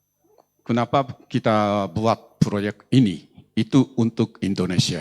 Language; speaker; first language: Indonesian; non-native, learner; Japanese